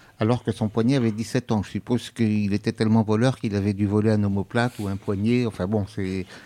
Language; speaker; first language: French; native; French